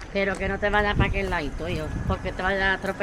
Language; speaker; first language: Spanish; native; Spanish